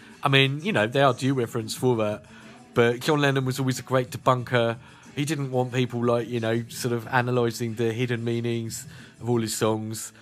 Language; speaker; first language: English; native; English